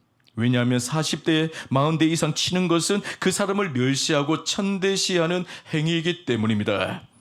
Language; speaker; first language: Korean; native; Korean